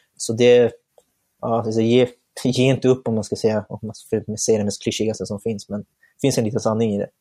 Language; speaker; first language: Swedish; early bilingual, other home language; Bangla